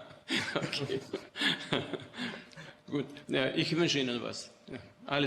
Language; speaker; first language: German; non-native, fluent; Russian